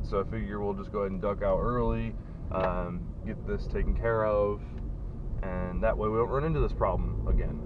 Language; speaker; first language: English; native; English